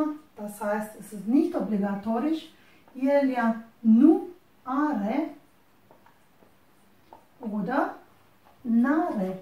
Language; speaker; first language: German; non-native, fluent; Romanian